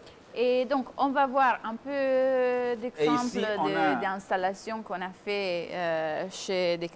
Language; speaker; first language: French; non-native, fluent; Italian